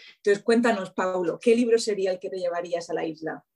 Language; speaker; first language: Spanish; native; Spanish